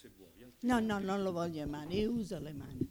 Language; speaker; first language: Italian; early bilingual, heritage; Italian